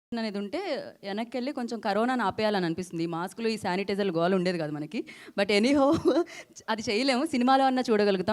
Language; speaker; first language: Telugu; native; Telugu